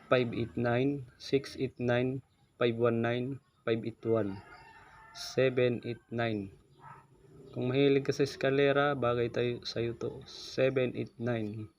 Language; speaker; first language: Filipino; non-native, local second language; Waray